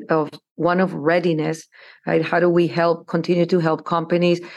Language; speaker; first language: English; non-native, fluent; Spanish